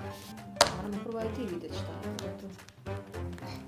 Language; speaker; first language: Croatian; native; Croatian